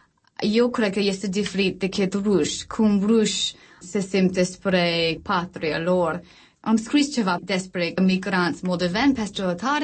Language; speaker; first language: Romanian; non-native, learner; English